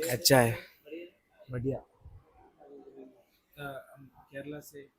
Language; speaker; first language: Hindi; non-native, local second language; Malayalam